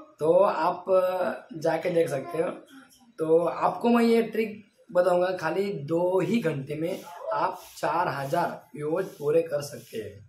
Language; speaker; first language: Hindi; non-native, local second language; Marathi